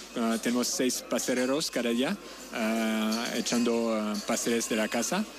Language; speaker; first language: Spanish; non-native, learner; French